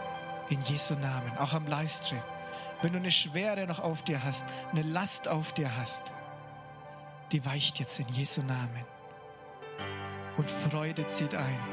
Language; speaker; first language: German; native; German